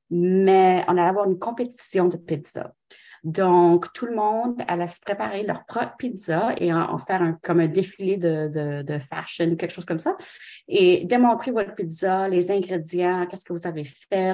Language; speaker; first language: French; non-native, local second language; English